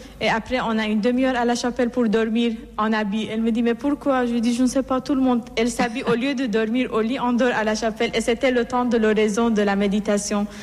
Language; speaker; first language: French; non-native, fluent; Persian